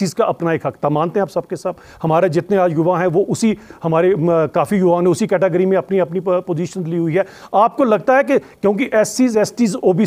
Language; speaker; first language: Hindi; native; Hindi